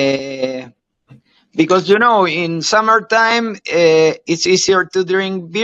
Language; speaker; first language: English; non-native, learner; Spanish